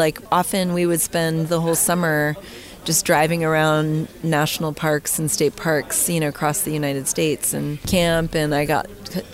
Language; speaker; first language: English; native; English